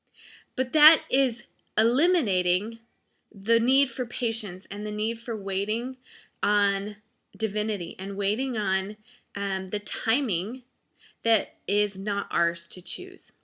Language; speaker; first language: English; native; English